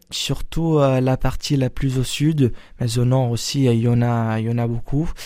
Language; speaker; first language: French; non-native, fluent; Portuguese